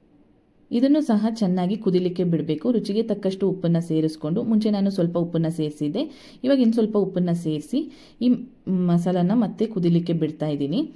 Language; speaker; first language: Kannada; native; Kannada